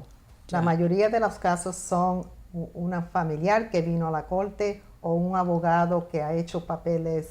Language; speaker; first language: Spanish; early bilingual, heritage; Spanish